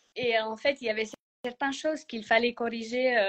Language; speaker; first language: French; non-native, fluent; Romanian